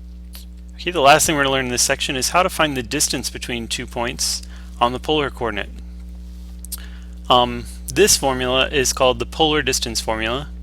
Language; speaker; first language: English; native; English